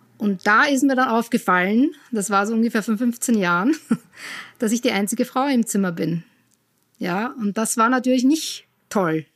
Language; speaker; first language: German; native; German